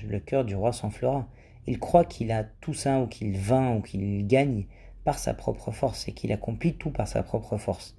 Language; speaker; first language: French; native; French